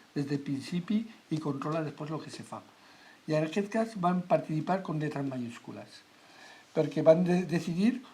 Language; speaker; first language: Catalan; non-native, local second language; Spanish